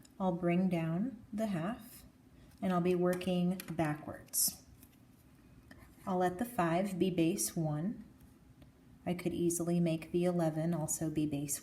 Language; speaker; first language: English; native; English